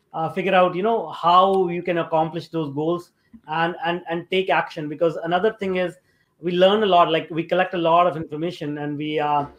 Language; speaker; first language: English; non-native, local second language; Hindi